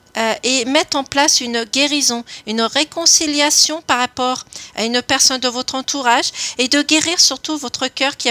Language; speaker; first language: French; native; French